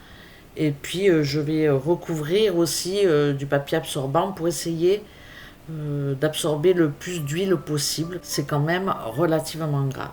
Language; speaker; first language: French; native; French